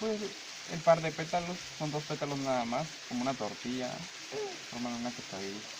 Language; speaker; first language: Spanish; native; Spanish